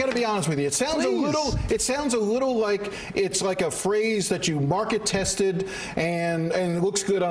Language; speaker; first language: English; native; English